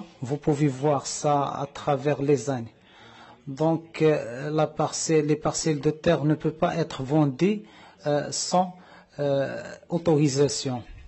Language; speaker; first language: French; non-native, learner; Arabic